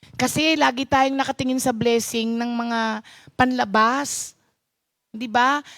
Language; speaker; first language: Filipino; non-native, local second language; Pampanga